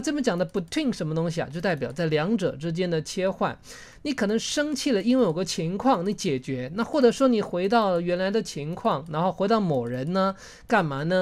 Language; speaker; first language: Chinese; native; Chinese